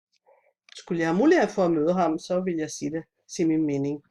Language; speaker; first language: Danish; non-native, fluent; Italian